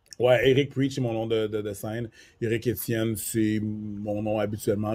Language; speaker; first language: French; early bilingual, other home language; Haitian Creole